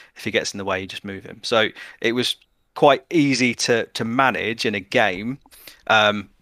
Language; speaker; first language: English; native; English